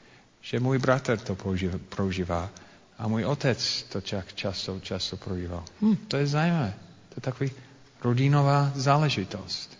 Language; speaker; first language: Czech; non-native, fluent; English